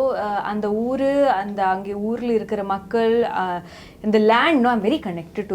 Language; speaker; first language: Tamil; non-native, fluent; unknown